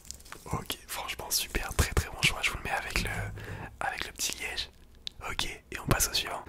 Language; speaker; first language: French; native; French